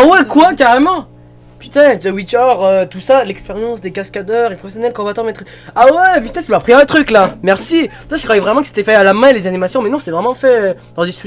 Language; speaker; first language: French; native; French